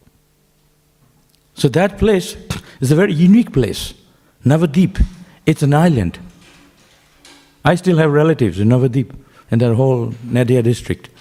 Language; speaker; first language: English; non-native, local second language; Bangla